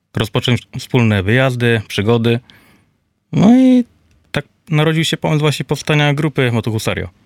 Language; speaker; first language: Polish; native; Polish